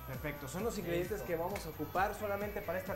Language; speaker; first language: Spanish; native; Spanish